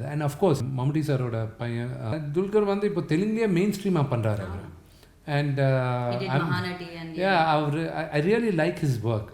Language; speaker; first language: Tamil; non-native, local second language; Telugu